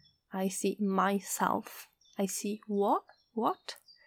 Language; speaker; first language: English; non-native, fluent; Czech